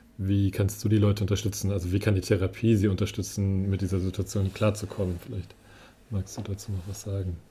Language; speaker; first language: German; native; German